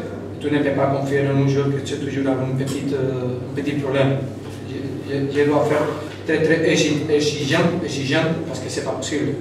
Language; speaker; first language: French; non-native, fluent; Spanish